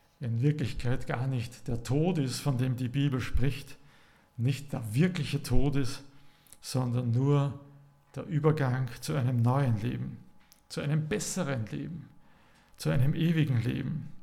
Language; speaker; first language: German; native; German